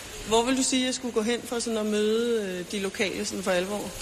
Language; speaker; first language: Danish; native; Danish